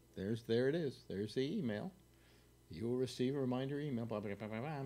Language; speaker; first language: English; native; English